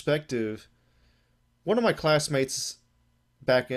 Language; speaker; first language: English; native; English